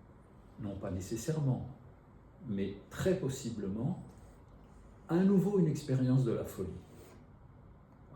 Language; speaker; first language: French; native; French